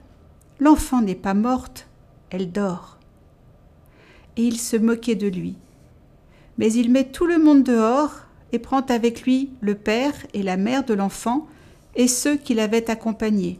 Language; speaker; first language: French; native; French